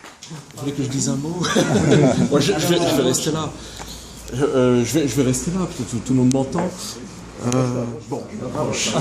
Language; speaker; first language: French; native; French